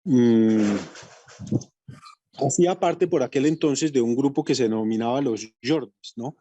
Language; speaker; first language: Spanish; native; Spanish